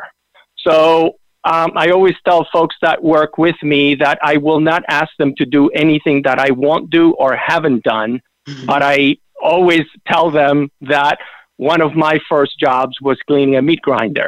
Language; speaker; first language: English; non-native, fluent; Spanish